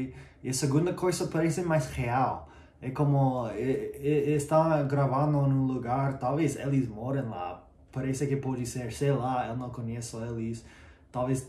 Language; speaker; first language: Portuguese; non-native, learner; English